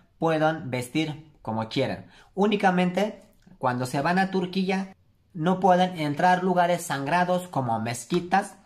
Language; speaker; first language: Spanish; non-native, learner; Turkish